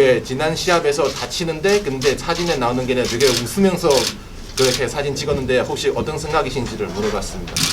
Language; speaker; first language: Korean; non-native, learner; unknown